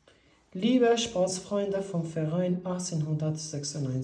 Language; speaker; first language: German; non-native, fluent; Albanian